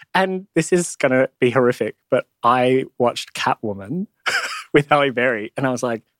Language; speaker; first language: English; native; English